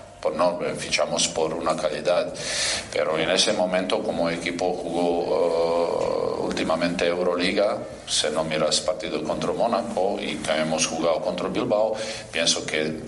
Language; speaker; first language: Spanish; non-native, fluent; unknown